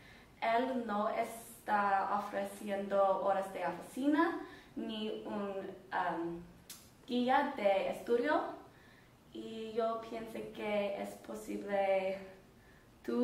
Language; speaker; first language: Spanish; non-native, learner; English